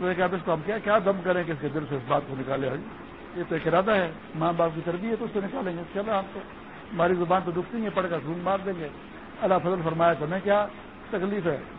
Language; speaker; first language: Urdu; non-native, local second language; Pashto